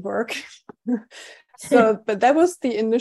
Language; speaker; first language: English; non-native, fluent; German